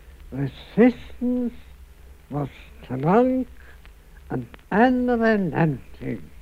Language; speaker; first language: English; non-native, fluent; German